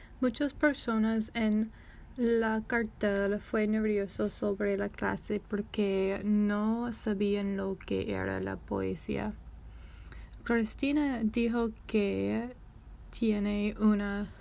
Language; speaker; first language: Spanish; non-native, learner; English